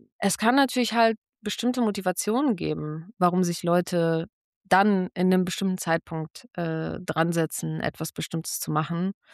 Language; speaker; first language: German; native; German